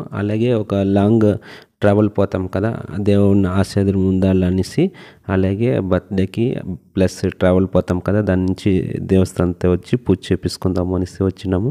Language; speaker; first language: Telugu; native; Telugu